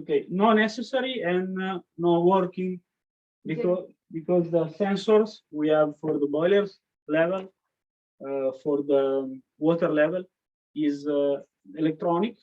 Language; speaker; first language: English; non-native, learner; Italian